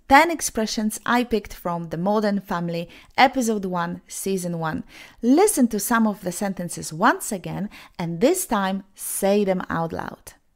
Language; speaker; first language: English; non-native, fluent; Polish